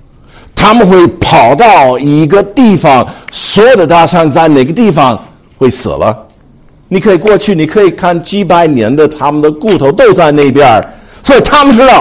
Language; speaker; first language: Chinese; non-native, fluent; English